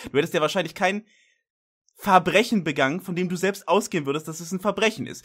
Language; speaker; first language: German; native; German